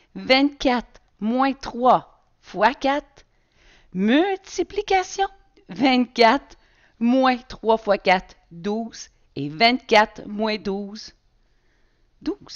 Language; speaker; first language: French; native; French